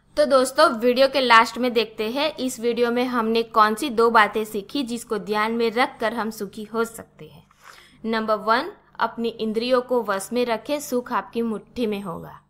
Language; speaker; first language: Hindi; non-native, local second language; Gujarati